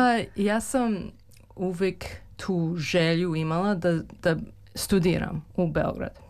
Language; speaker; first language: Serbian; early bilingual, heritage; Serbian